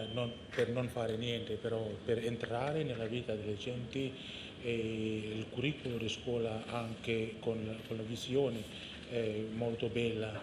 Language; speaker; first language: Italian; non-native, learner; Indonesian